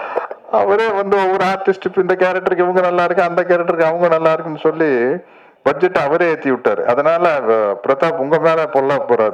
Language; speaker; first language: Tamil; native; Tamil